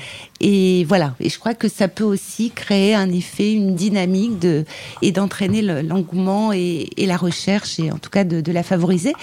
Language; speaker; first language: French; native; French